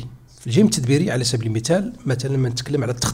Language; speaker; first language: Arabic; native; Arabic